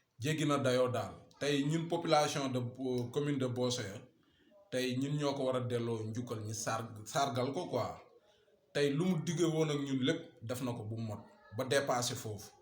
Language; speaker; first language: Wolof; non-native, local second language; Fula